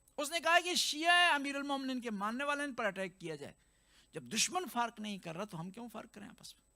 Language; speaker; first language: Urdu; non-native, local second language; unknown